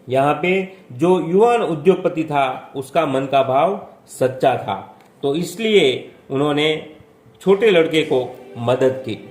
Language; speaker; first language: Hindi; non-native, local second language; Gujarati